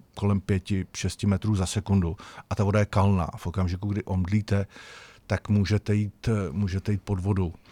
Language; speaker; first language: Czech; native; Czech